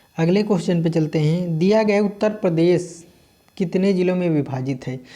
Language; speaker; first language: Hindi; native; Hindi